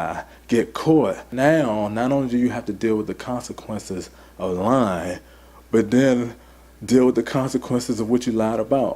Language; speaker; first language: English; native; English